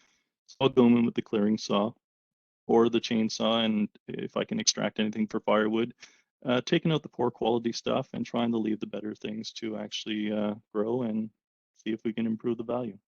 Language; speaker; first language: English; native; English